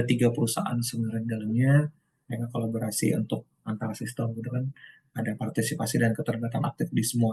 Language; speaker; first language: Indonesian; native; Indonesian